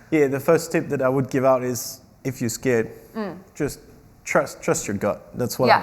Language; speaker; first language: English; non-native, fluent; French